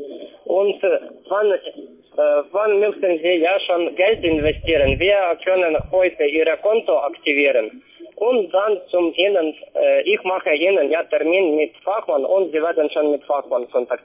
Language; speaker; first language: German; non-native, learner; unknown